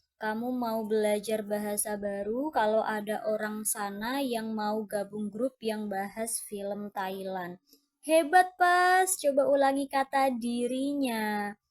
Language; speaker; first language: Indonesian; non-native, fluent; Thai